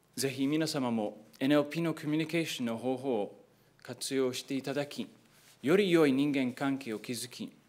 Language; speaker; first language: Japanese; non-native, fluent; English